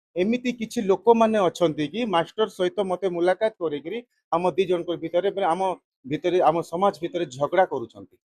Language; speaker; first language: Odia; native; Odia